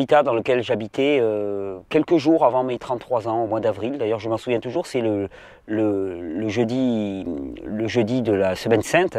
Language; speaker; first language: French; native; French